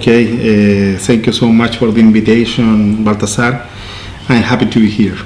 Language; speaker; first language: English; non-native, learner; Spanish